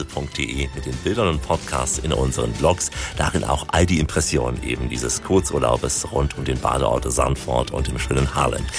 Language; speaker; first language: German; native; German